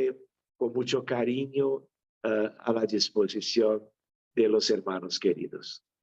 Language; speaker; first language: Spanish; non-native, fluent; Portuguese